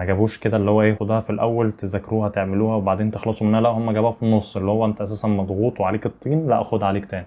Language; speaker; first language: Arabic; native; Arabic